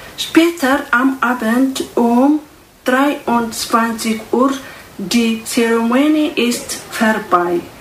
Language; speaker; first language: German; non-native, learner; Tigrinya